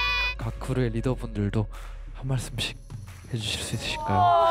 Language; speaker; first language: Korean; native; Korean